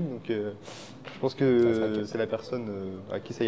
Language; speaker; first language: French; native; French